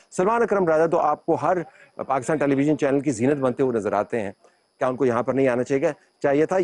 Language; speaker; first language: Urdu; native; Urdu